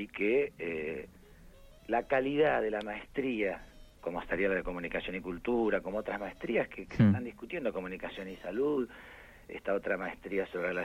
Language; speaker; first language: Spanish; native; Spanish